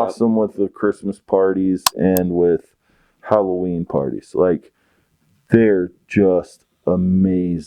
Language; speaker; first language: English; native; English